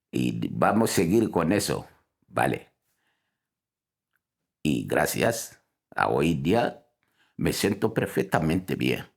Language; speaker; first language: Spanish; non-native, fluent; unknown